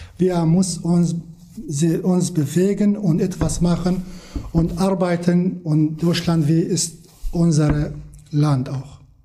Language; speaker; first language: German; non-native, learner; Kurdish